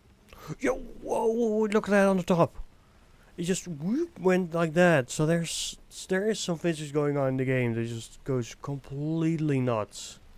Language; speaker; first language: English; non-native, fluent; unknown